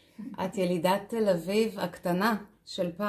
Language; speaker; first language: Hebrew; native; Hebrew